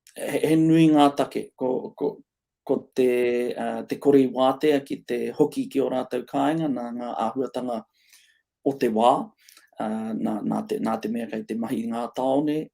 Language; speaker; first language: Māori; non-native, local second language; English